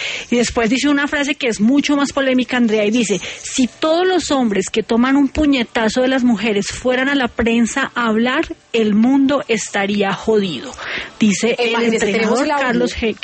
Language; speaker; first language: Spanish; native; Spanish